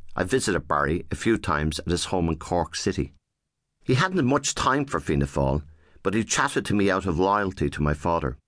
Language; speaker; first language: English; native; English